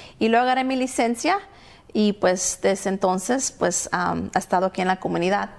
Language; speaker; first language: Spanish; early bilingual, heritage; Spanish